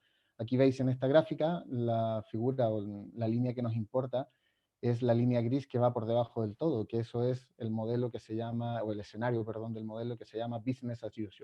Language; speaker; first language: Spanish; native; Spanish